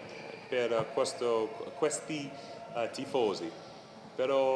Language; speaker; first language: Italian; non-native, learner; English